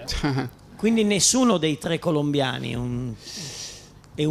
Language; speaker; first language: Italian; native; Italian